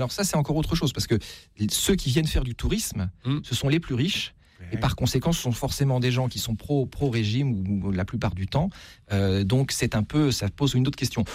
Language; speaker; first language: French; native; French